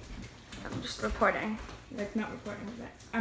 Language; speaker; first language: English; native; English